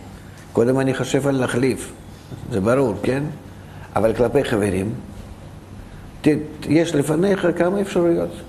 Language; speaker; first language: Hebrew; non-native, fluent; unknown